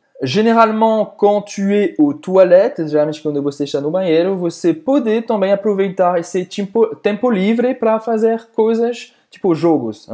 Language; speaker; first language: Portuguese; non-native, fluent; French